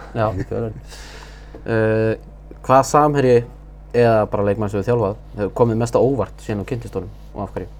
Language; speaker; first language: Icelandic; native; Icelandic